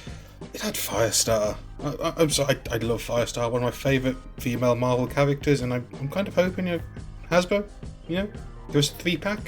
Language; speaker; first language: English; native; English